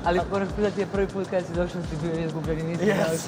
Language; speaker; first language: Bosnian; native; Bosnian